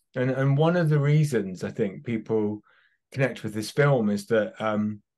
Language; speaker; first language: English; native; English